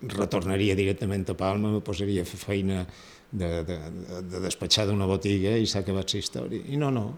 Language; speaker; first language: Catalan; native; Catalan